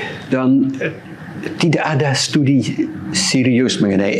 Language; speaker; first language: Indonesian; non-native, fluent; Dutch